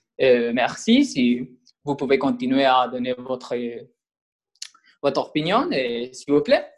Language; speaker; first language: French; non-native, learner; Spanish